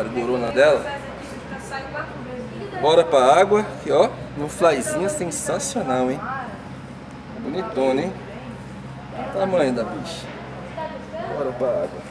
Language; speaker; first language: Portuguese; native; Portuguese